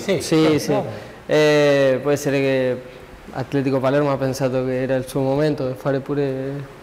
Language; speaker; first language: Italian; non-native, learner; Spanish